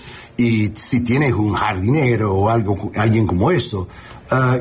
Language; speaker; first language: Spanish; non-native, learner; English